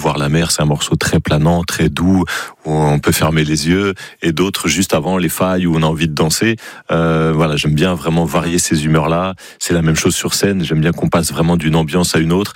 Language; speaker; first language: French; native; French